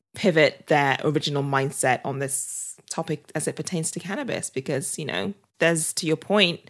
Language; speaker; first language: English; native; English